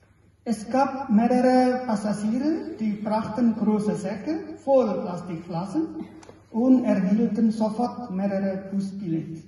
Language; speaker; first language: German; non-native, fluent; Indonesian